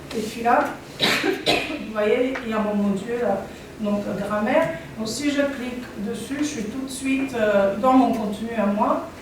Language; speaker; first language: French; non-native, fluent; Slovak